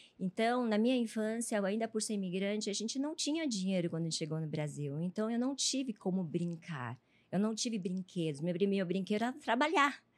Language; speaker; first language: Portuguese; early bilingual, other home language; Chinese